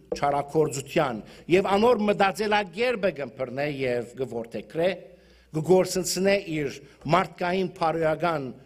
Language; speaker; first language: Armenian; early bilingual, heritage; Armenian